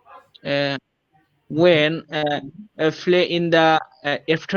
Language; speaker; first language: English; non-native, learner; Bangla